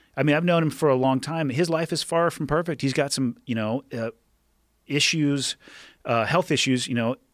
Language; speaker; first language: English; native; English